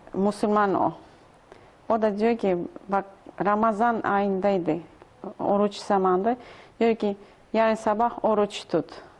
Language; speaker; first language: Turkish; non-native, learner; Russian